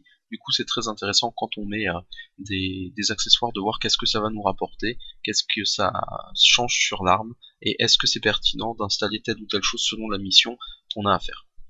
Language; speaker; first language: French; native; French